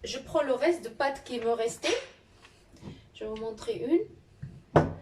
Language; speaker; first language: French; non-native, local second language; Arabic